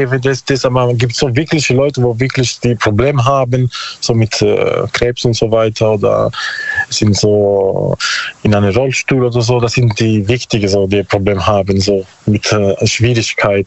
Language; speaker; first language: German; non-native, learner; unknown